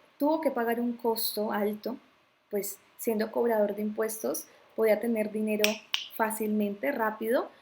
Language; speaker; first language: Spanish; native; Spanish